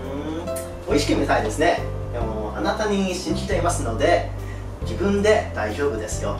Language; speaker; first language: Japanese; non-native, learner; English